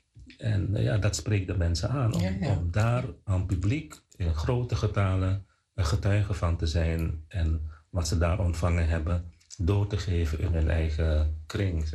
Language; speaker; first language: Dutch; non-native, fluent; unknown